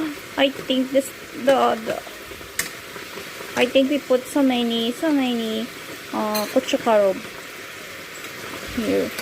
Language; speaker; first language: English; non-native, learner; Filipino